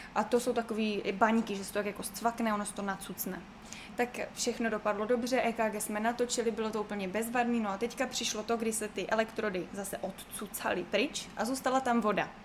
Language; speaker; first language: Czech; native; Czech